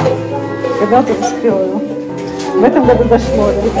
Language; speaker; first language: Russian; native; Russian